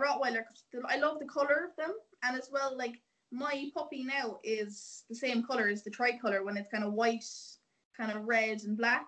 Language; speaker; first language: English; native; English